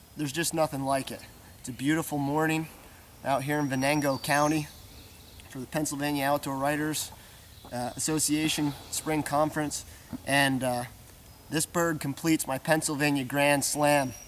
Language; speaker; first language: English; native; English